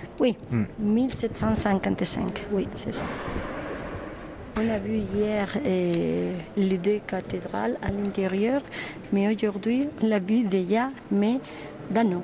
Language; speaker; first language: French; non-native, fluent; Spanish